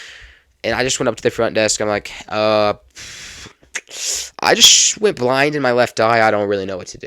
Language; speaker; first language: English; native; English